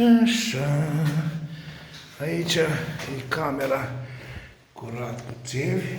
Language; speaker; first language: Romanian; native; Romanian